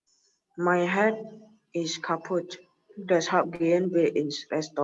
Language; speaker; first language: German; non-native, learner; Indonesian